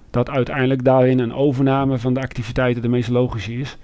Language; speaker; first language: Dutch; native; Dutch